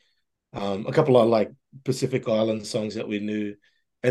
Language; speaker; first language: English; native; English